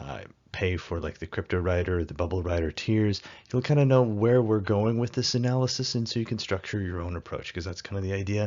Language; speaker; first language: English; native; English